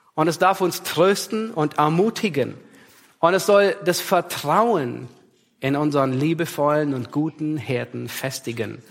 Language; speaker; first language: German; native; German